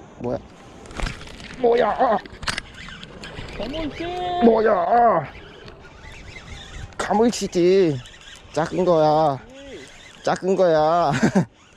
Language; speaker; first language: Korean; non-native, learner; Thai